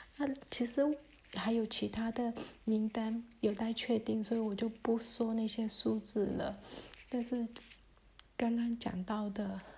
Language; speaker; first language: Chinese; early bilingual, heritage; Chinese